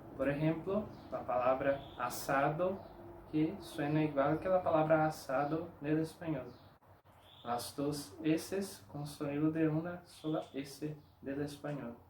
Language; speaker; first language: Spanish; non-native, fluent; Portuguese